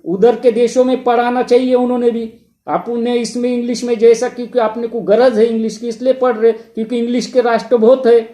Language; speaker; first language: Hindi; non-native, local second language; Marathi